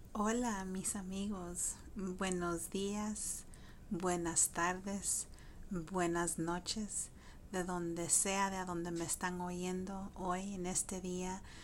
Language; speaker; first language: Spanish; early bilingual, heritage; Spanish